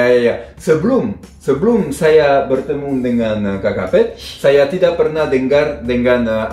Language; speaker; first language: Indonesian; non-native, fluent; French